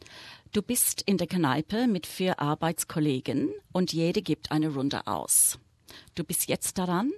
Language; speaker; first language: German; non-native, fluent; English